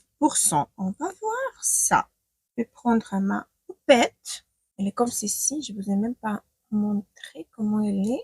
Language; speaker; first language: French; non-native, fluent; Ukrainian